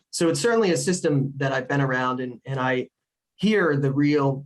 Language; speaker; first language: English; native; English